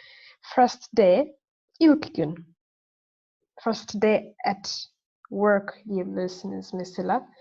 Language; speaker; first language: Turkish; non-native, fluent; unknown